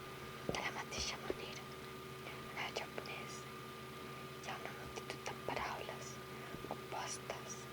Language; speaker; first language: Catalan; non-native, local second language; Spanish